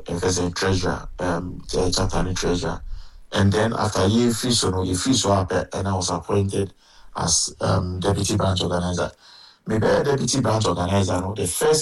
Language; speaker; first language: English; non-native, local second language; Akan